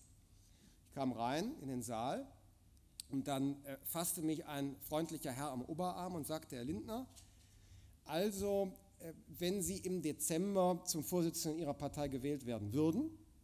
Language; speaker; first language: German; native; German